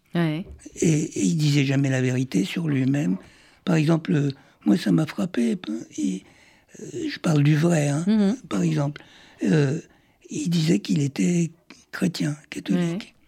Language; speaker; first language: French; early bilingual, other home language; Arabic